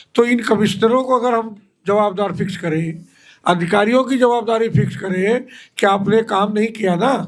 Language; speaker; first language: Hindi; non-native, local second language; Marathi